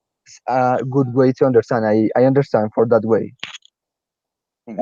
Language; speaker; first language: English; non-native, learner; Spanish